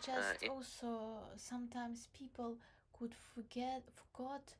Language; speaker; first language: English; non-native, learner; Crimean Tatar